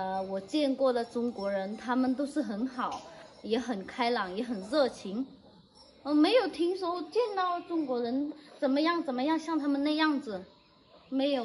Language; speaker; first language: Chinese; non-native, fluent; Vietnamese